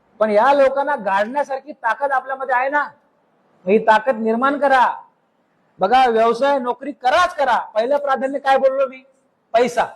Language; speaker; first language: Marathi; native; Marathi